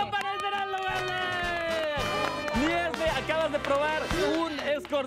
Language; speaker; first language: Spanish; native; Spanish